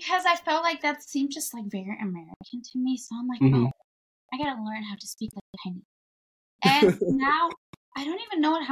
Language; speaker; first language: English; non-native, fluent; Bulgarian